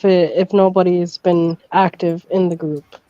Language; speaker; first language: English; native; English